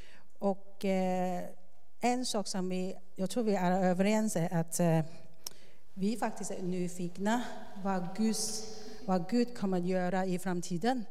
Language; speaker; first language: Swedish; non-native, fluent; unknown